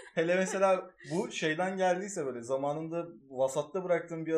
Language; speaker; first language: Turkish; native; Turkish